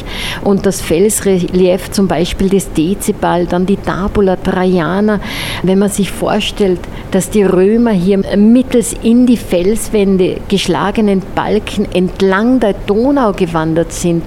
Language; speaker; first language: German; native; German